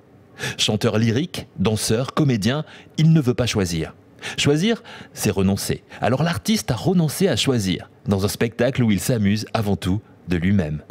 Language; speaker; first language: French; native; French